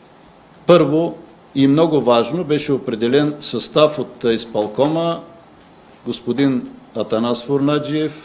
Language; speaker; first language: Bulgarian; native; Bulgarian